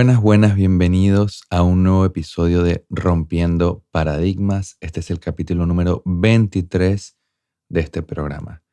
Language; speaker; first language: Spanish; native; Spanish